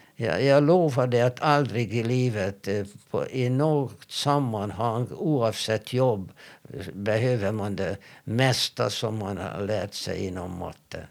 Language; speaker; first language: Swedish; non-native, fluent; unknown